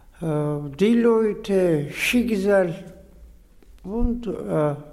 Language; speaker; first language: German; non-native, learner; Georgian